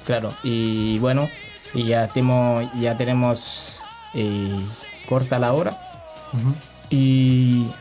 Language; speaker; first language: Spanish; non-native, learner; Haitian Creole